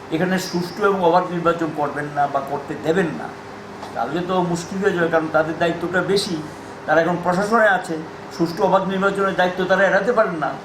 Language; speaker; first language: Bangla; native; Bangla